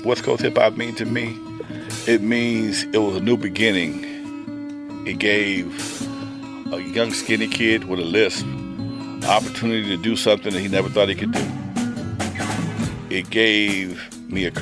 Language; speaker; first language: English; native; English